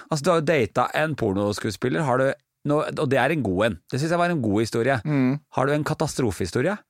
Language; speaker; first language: Norwegian; native; Norwegian